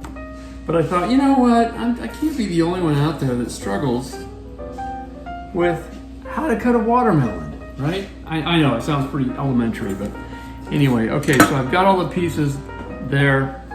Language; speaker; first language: English; native; English